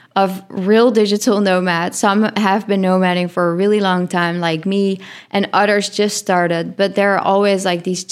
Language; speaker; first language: English; non-native, fluent; Dutch